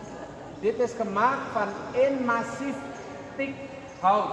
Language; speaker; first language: Dutch; non-native, learner; Indonesian